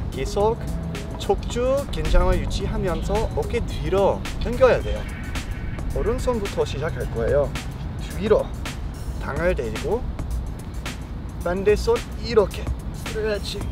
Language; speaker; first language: Korean; non-native, fluent; English